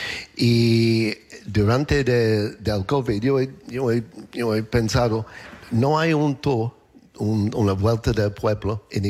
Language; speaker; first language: Spanish; non-native, learner; English